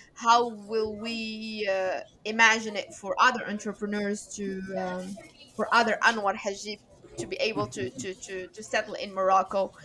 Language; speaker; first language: English; non-native, fluent; Arabic